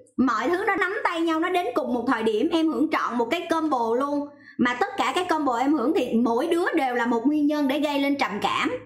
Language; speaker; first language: Vietnamese; native; Vietnamese